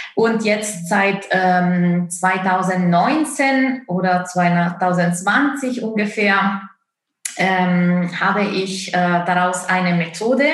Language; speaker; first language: German; non-native, fluent; Italian